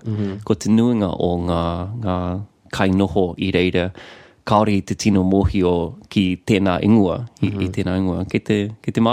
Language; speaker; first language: Māori; non-native, local second language; English